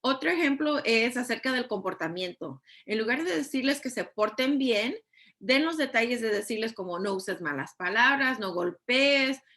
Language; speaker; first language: Spanish; early bilingual, heritage; Spanish